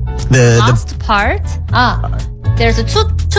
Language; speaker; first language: English; non-native, learner; Korean